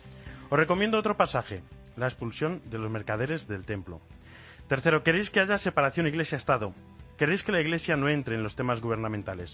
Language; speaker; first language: Spanish; native; Spanish